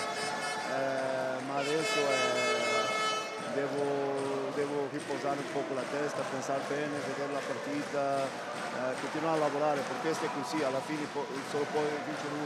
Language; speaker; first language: Italian; non-native, fluent; Portuguese